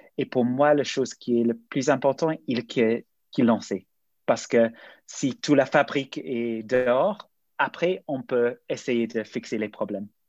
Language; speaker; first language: French; non-native, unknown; English